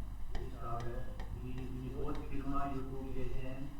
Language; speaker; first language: German; non-native, learner; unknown